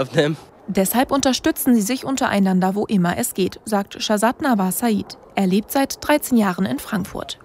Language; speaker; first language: German; native; German